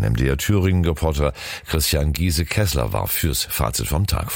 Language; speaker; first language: German; native; German